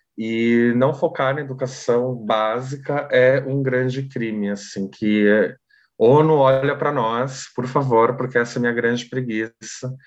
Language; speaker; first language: Portuguese; native; Portuguese